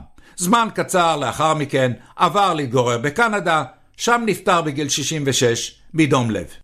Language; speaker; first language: Hebrew; native; Hebrew